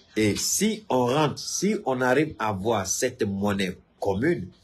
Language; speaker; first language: French; non-native, local second language; Bambara